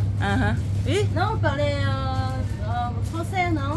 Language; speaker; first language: French; non-native, learner; Vietnamese